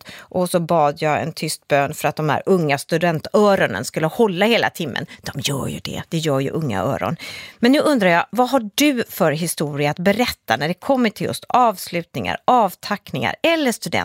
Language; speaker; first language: Swedish; native; Swedish